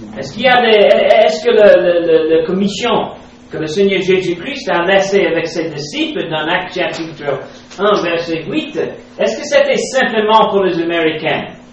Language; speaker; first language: French; non-native, fluent; English